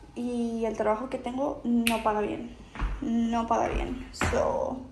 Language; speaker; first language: Spanish; early bilingual, heritage; Spanish